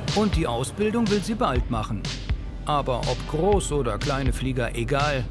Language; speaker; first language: German; native; German